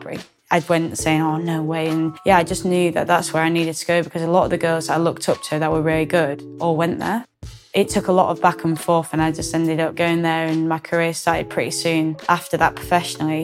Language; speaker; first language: English; native; English